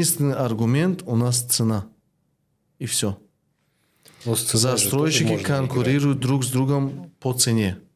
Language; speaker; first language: Russian; non-native, local second language; Tajik